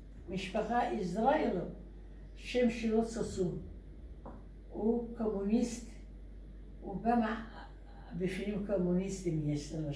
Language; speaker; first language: Hebrew; non-native, learner; Russian